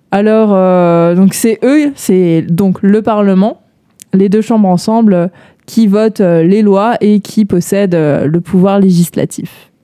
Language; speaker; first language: French; native; French